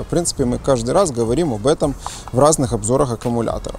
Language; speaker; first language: Russian; native; Russian